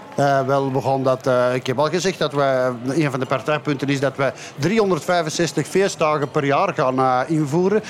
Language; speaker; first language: Dutch; native; Dutch